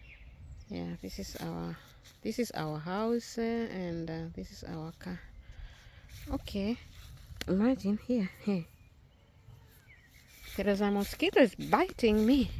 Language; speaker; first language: English; non-native, learner; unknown